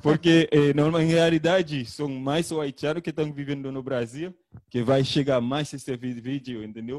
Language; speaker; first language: Portuguese; non-native, learner; Haitian Creole